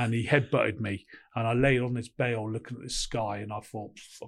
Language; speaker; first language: English; native; English